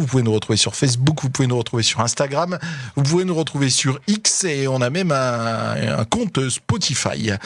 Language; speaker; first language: French; native; French